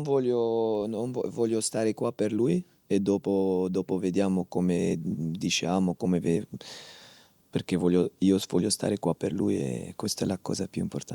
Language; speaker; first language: Italian; non-native, fluent; Dutch